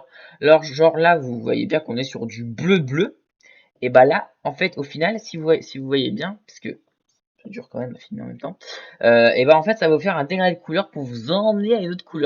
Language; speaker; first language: French; native; French